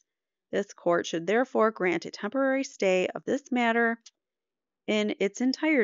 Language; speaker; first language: English; native; English